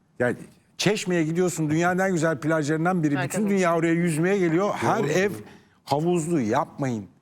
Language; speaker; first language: Turkish; native; Turkish